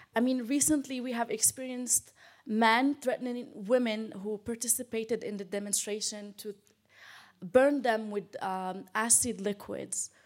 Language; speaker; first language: English; non-native, fluent; Arabic